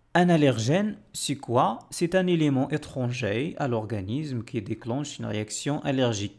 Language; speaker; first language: French; non-native, local second language; Arabic